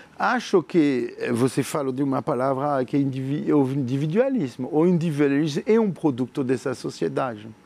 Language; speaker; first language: Portuguese; non-native, fluent; French